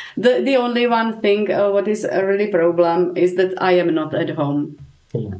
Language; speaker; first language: English; non-native, fluent; Czech